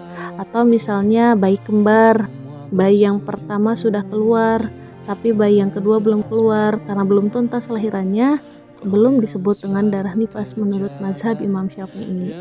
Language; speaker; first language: Indonesian; native; Indonesian